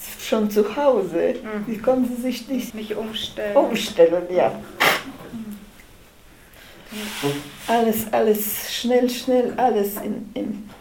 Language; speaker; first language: German; non-native, learner; Polish